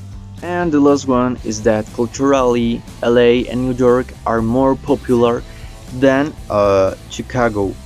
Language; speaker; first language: English; non-native, learner; Spanish